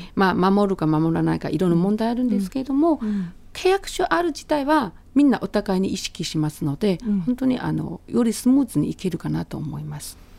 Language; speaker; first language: Japanese; non-native, fluent; Chinese